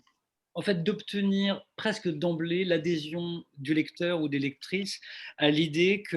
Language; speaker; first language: French; native; French